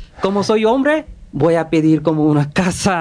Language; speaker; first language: Spanish; non-native, learner; Bangla